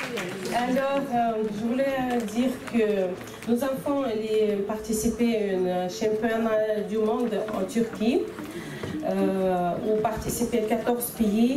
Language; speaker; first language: French; non-native, fluent; Chechen